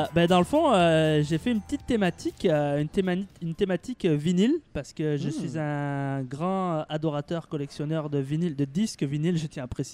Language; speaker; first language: French; native; French